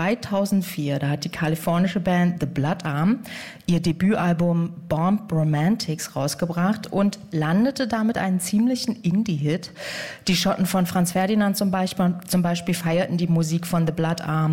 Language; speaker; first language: German; native; German